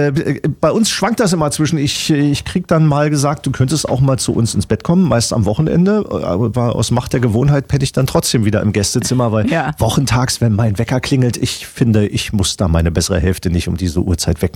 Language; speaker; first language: German; native; German